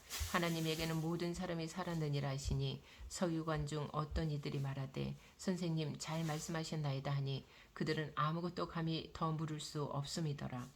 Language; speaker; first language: Korean; native; Korean